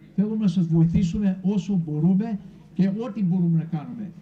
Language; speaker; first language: Greek; early bilingual, heritage; Greek